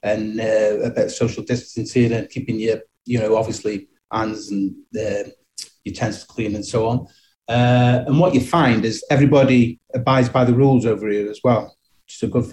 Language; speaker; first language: English; native; English